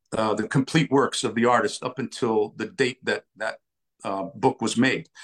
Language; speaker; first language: English; early bilingual, other home language; Italian